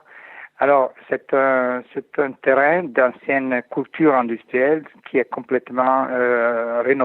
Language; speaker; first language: French; non-native, fluent; Italian